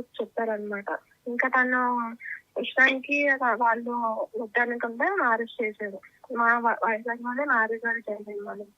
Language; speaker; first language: Telugu; native; Telugu